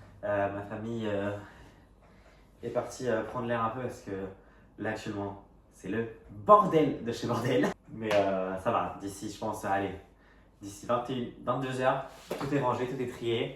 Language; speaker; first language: French; native; French